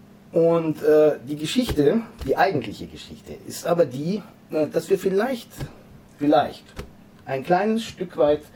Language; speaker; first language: German; native; German